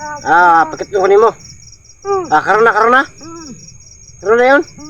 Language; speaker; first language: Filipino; non-native, local second language; Cebuano